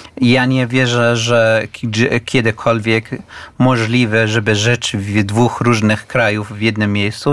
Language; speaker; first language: Polish; non-native, fluent; Arabic